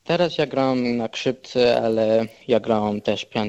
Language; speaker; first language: Polish; early bilingual, heritage; English